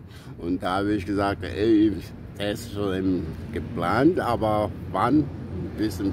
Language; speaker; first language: German; non-native, learner; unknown